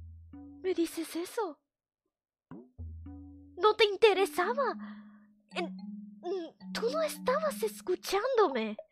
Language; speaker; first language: Spanish; non-native, fluent; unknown